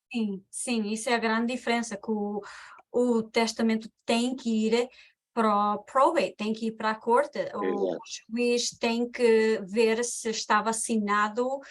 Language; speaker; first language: Portuguese; early bilingual, heritage; Portuguese